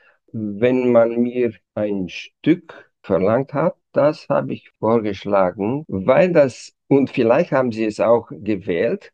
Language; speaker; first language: German; non-native, fluent; Romanian